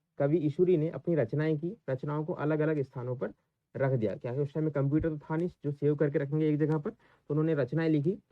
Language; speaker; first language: Hindi; native; Hindi